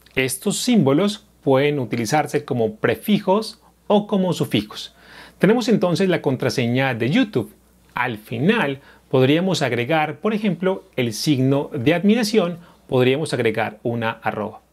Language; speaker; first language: Spanish; native; Spanish